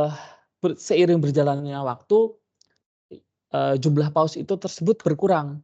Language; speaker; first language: Indonesian; native; Indonesian